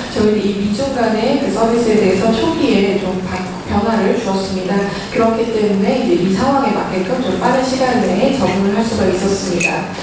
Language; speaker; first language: Korean; native; Korean